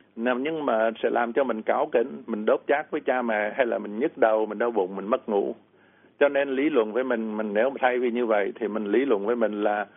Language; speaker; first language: Vietnamese; native; Vietnamese